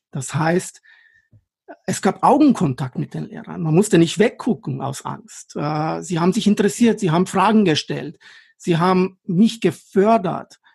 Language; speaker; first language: German; non-native, fluent; Persian